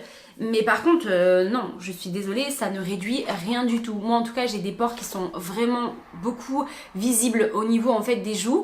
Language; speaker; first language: French; native; French